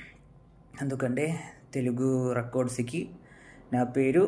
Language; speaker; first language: Telugu; non-native, learner; Malayalam